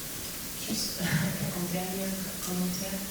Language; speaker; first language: French; non-native, fluent; English